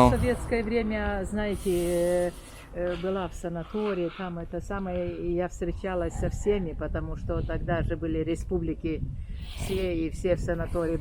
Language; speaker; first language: Russian; non-native, local second language; Romanian